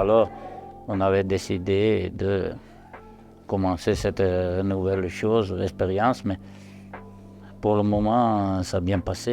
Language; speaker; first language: French; non-native, local second language; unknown